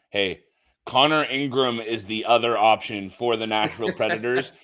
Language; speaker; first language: English; native; English